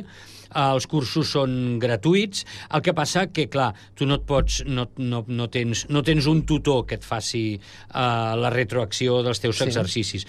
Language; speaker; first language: Catalan; native; Catalan